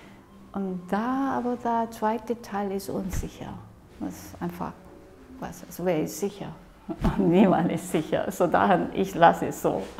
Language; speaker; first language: German; non-native, fluent; Korean